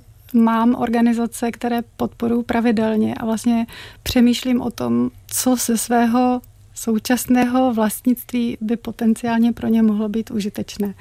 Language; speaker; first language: Czech; native; Czech